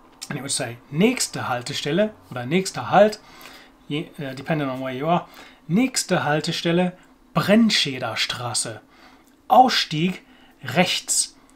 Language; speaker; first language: German; non-native, fluent; English